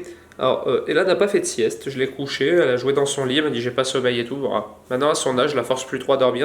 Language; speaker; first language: French; native; French